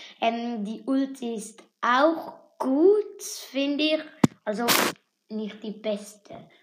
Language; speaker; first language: German; native; German